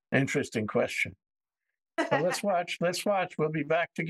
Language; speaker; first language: English; native; English